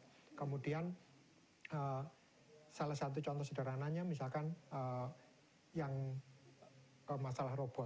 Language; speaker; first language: Indonesian; native; Indonesian